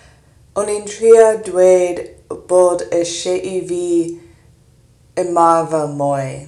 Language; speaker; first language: Welsh; non-native, learner; English